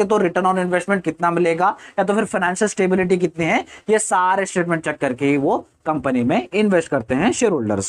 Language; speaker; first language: Hindi; native; Hindi